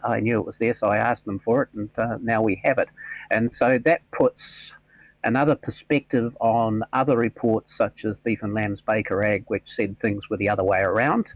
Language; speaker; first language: English; native; English